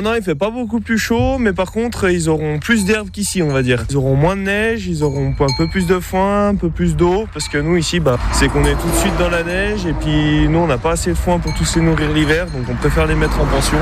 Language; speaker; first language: French; native; French